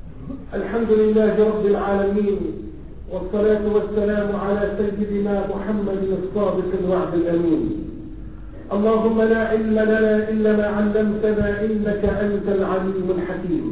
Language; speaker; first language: Arabic; native; Arabic